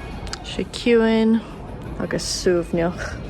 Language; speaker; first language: Irish; non-native, learner; English